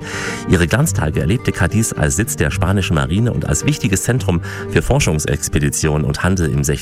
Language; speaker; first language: German; native; German